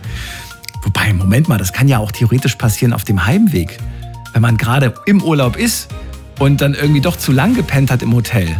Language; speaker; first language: German; native; German